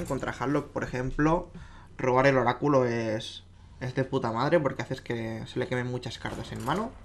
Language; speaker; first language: Spanish; native; Spanish